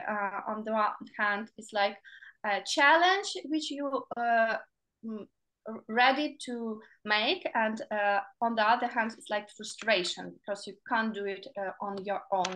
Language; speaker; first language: English; non-native, learner; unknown